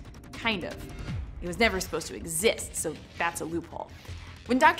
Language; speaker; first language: English; native; English